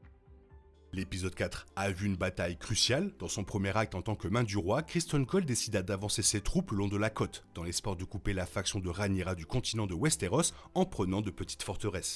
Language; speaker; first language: French; native; French